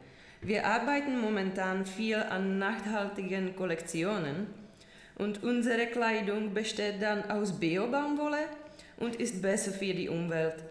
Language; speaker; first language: German; non-native, learner; Czech